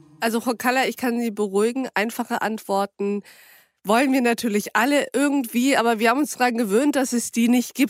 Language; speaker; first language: German; native; German